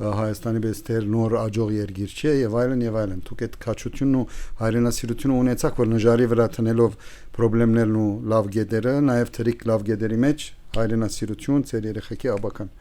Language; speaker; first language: Armenian; early bilingual, heritage; Armenian